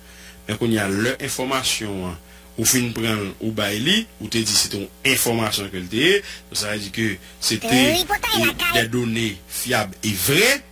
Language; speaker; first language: French; non-native, local second language; Haitian Creole